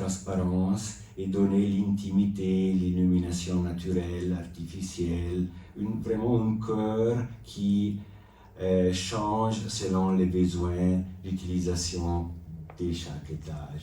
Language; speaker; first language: French; non-native, local second language; Italian